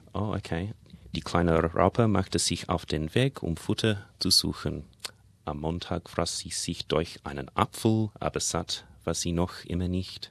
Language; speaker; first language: German; non-native, learner; English